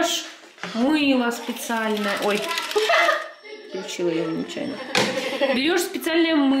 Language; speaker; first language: Russian; native; Russian